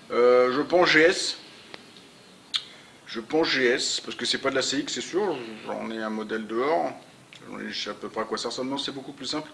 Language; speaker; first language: French; native; French